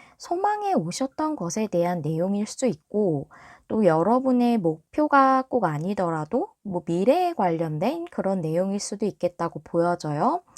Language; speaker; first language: Korean; native; Korean